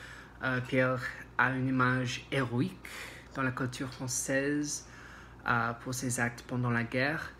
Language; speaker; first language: French; non-native, learner; English